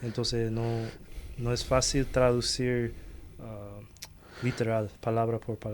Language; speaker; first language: Spanish; non-native, fluent; Chinese